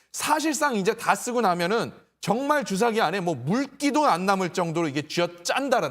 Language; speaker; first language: Korean; native; Korean